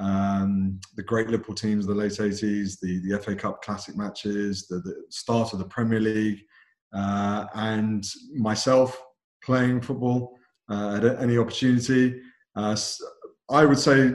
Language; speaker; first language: English; native; English